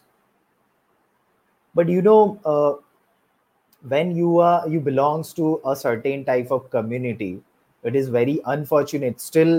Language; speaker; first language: English; non-native, local second language; Gujarati